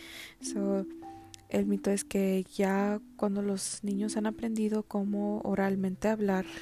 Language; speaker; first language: Spanish; early bilingual, heritage; Spanish